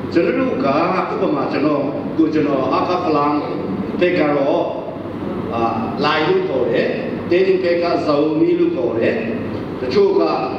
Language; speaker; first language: Burmese; non-native, local second language; Hakha Chin